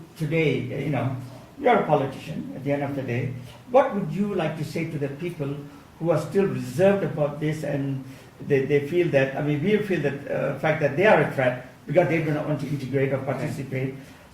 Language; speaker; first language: English; non-native, local second language; Tamil